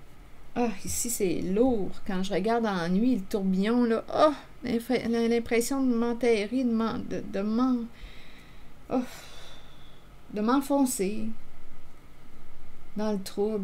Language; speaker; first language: French; native; French